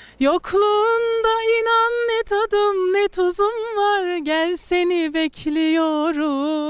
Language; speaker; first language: Turkish; early bilingual, heritage; Turkish